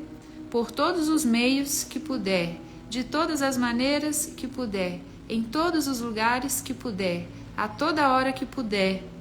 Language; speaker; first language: Portuguese; native; Portuguese